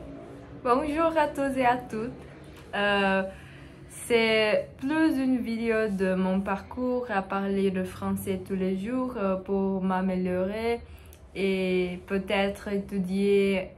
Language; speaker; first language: French; non-native, learner; Portuguese